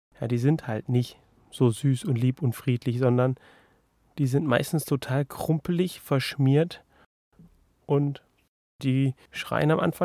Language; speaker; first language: German; native; German